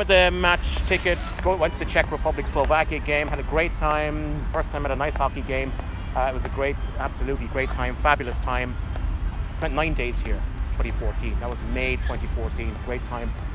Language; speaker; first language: English; native; English